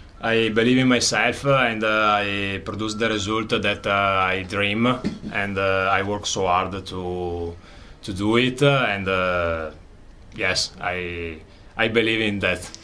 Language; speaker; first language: English; non-native, learner; Italian